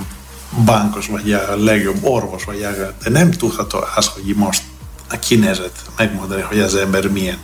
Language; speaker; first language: Hungarian; non-native, learner; Greek